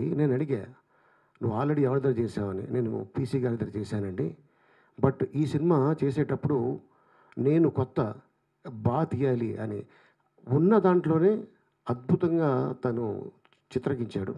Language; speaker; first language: Telugu; native; Telugu